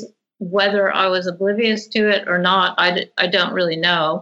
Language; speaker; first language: English; native; English